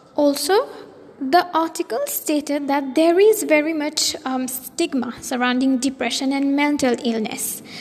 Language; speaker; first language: English; non-native, local second language; Morisyen